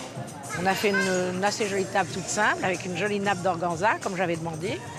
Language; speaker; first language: French; native; French